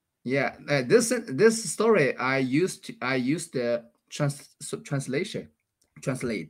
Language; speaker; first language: English; non-native, learner; Chinese